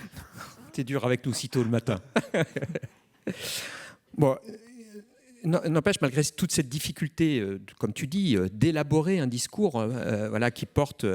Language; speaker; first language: French; native; French